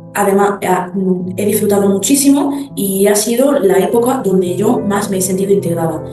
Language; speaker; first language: Spanish; early bilingual, other home language; Arabic